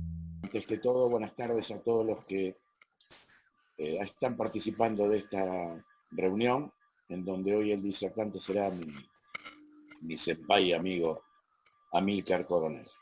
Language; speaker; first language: Spanish; native; Spanish